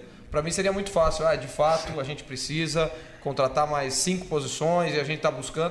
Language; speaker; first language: Portuguese; native; Portuguese